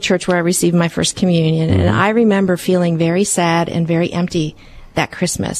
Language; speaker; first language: English; early bilingual, other home language; Hungarian